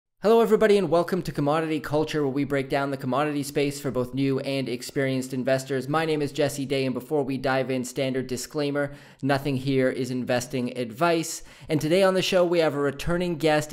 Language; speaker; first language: English; native; English